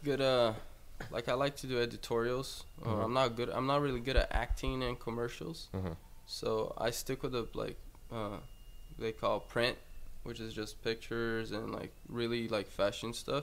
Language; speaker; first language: English; non-native, fluent; Portuguese